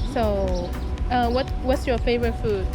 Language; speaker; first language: English; non-native, fluent; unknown